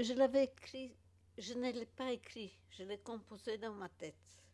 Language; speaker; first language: French; non-native, fluent; Polish